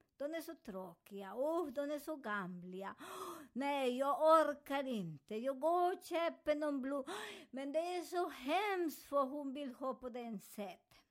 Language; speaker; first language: Swedish; non-native, fluent; Spanish